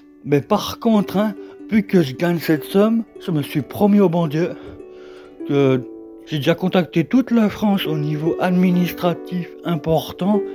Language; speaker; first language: French; native; French